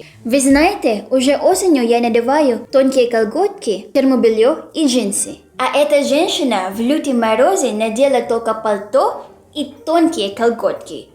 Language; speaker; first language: Russian; non-native, learner; Filipino